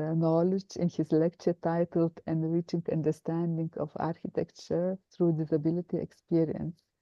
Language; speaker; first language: English; non-native, fluent; Lithuanian